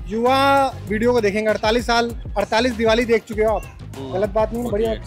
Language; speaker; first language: Hindi; native; Hindi